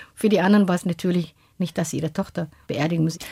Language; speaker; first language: German; non-native, fluent; Somali